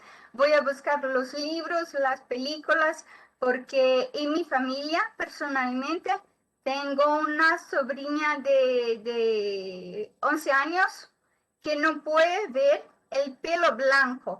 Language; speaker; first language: Spanish; non-native, learner; Portuguese